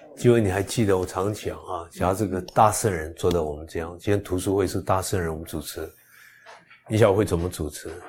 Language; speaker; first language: Chinese; early bilingual, heritage; Chinese